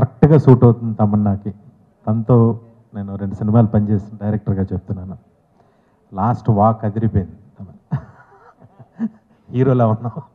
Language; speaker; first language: Telugu; native; Telugu